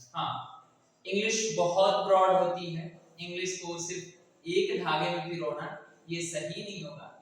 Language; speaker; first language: Hindi; native; Hindi